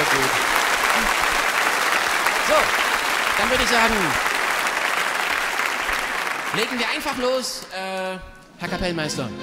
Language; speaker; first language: German; native; German